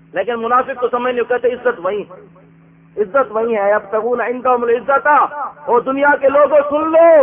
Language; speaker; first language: Urdu; non-native, local second language; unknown